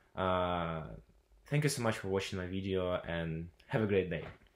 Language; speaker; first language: English; non-native, fluent; Russian